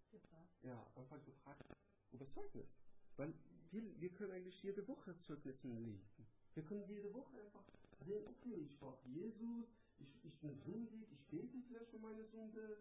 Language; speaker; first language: German; non-native, learner; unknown